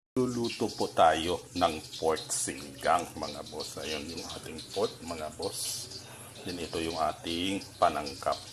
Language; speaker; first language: Filipino; non-native, local second language; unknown